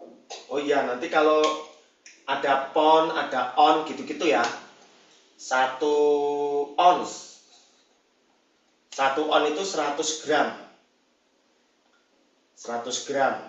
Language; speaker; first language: Indonesian; native; Indonesian